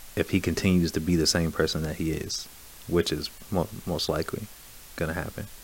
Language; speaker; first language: English; native; English